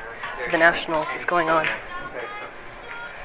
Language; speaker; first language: English; native; English